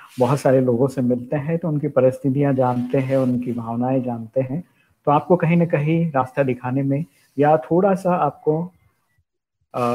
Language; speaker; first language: Hindi; native; Hindi